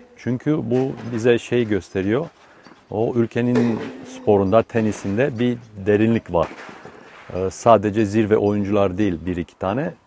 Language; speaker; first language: Turkish; non-native, fluent; Romanian